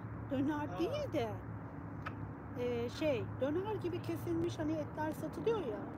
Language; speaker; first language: Turkish; native; Turkish